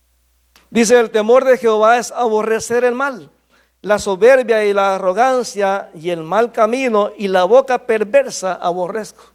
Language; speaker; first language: Spanish; native; Spanish